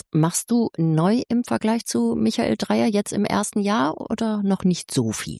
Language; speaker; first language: German; native; German